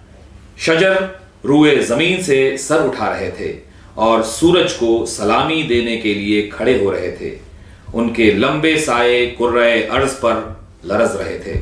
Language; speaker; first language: Urdu; native; Urdu